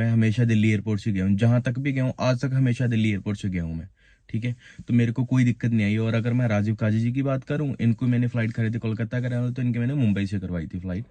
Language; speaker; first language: Hindi; native; Hindi